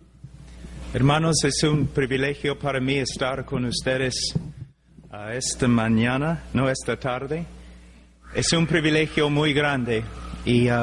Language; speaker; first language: Spanish; non-native, fluent; English